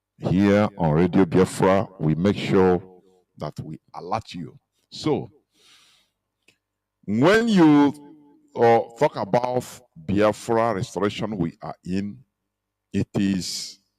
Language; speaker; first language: English; non-native, local second language; Igbo